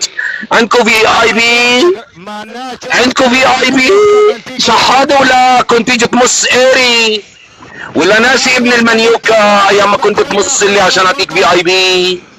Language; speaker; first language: Arabic; native; Arabic